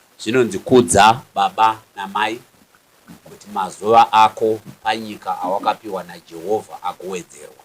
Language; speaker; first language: Shona; native; Shona